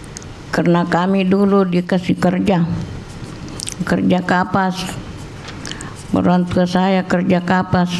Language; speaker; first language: Indonesian; non-native, local second language; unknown